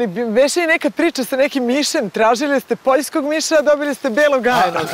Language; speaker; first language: Serbian; native; Serbian